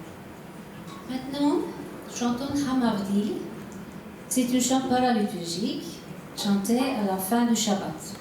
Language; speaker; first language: French; non-native, learner; Turkish